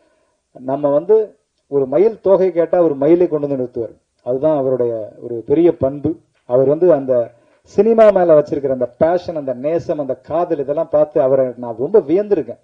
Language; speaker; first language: Tamil; native; Tamil